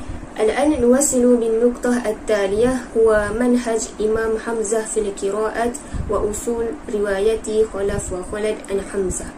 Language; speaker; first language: Arabic; non-native, learner; Malay